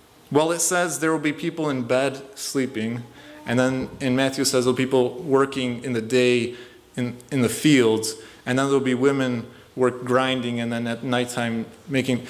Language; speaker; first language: English; early bilingual, other home language; Romanian